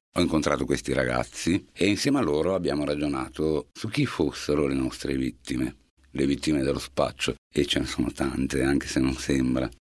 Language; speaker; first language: Italian; native; Italian